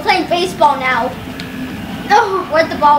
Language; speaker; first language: English; native; English